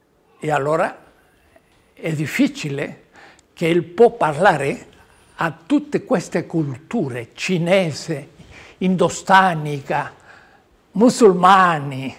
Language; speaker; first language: Italian; non-native, learner; Spanish